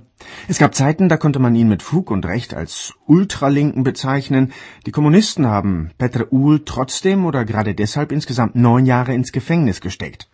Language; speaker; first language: German; native; German